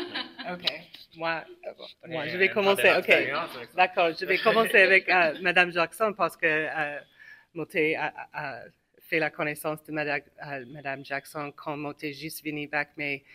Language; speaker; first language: French; non-native, local second language; English